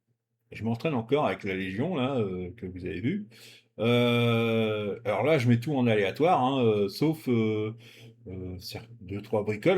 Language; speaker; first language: French; native; French